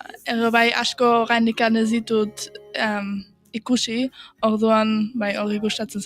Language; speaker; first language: Basque; early bilingual, heritage; Basque